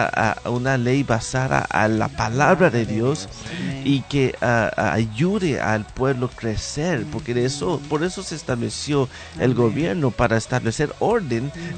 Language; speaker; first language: Spanish; early bilingual, heritage; Spanish